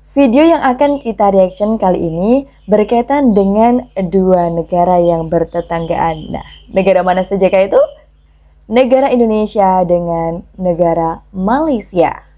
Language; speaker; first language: Indonesian; native; Indonesian